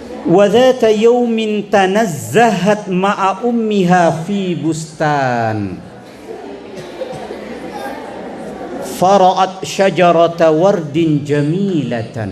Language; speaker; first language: Arabic; non-native, fluent; Indonesian